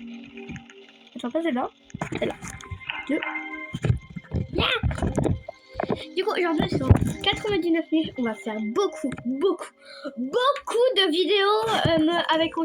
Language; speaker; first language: French; native; French